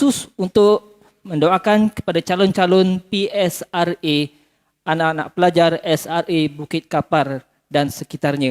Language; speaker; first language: Malay; native; Malay